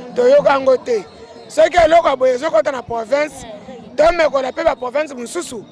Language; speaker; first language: Lingala; non-native, local second language; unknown